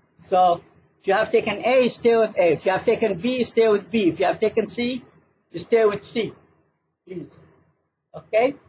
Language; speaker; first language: English; non-native, fluent; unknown